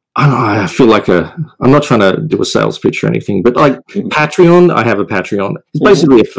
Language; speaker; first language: English; native; English